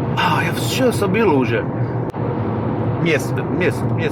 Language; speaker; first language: Russian; non-native, learner; Finnish